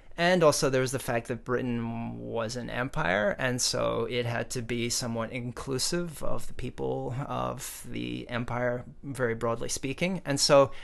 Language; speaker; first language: English; native; English